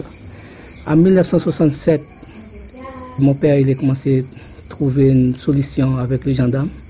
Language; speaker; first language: French; non-native, local second language; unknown